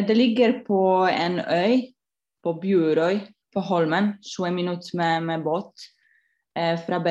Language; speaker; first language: Norwegian; non-native, fluent; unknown